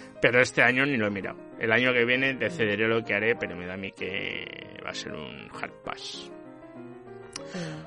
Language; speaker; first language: Spanish; native; Spanish